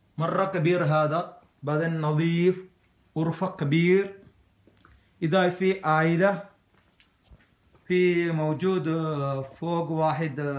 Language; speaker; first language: Arabic; non-native, learner; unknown